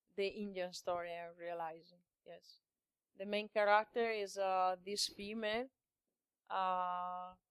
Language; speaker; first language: English; non-native, learner; Italian